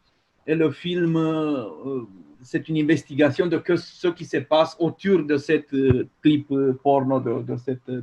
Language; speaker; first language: French; non-native, fluent; Romanian